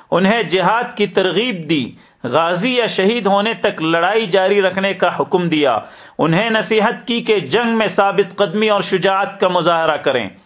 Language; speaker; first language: Urdu; native; Urdu